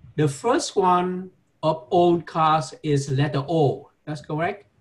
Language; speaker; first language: English; non-native, fluent; Vietnamese